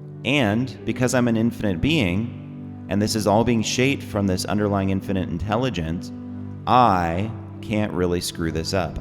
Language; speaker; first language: English; native; English